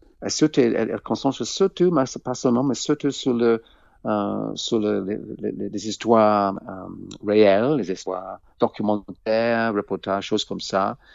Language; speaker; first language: French; non-native, fluent; English